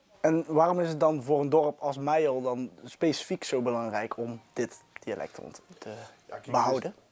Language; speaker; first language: Dutch; native; Dutch